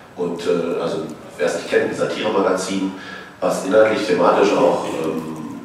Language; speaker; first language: German; native; German